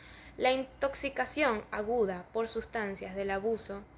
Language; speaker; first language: Spanish; native; Spanish